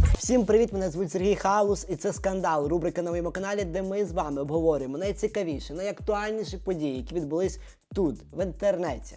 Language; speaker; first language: Ukrainian; native; Ukrainian